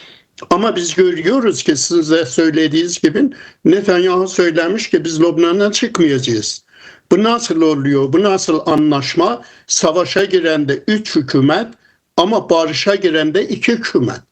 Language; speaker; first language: Turkish; non-native, fluent; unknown